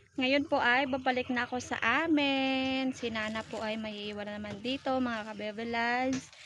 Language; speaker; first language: Filipino; non-native, local second language; Hiligaynon